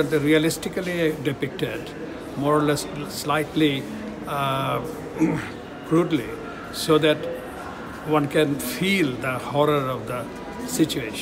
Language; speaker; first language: English; non-native, local second language; Bangla